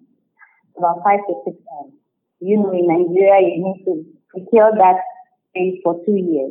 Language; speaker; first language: English; non-native, local second language; Yoruba